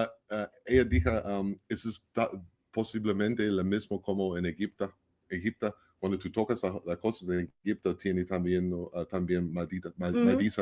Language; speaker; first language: Spanish; non-native, learner; English